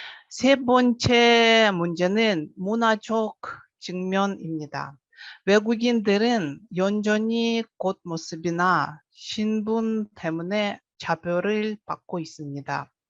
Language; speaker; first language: Korean; non-native, fluent; Russian